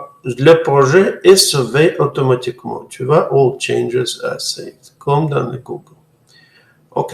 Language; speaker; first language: French; non-native, fluent; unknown